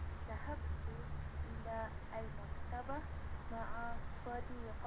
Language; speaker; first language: Arabic; non-native, learner; Malay